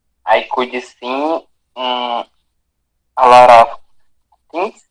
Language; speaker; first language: English; non-native, learner; Portuguese